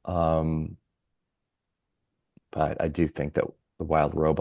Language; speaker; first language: English; native; English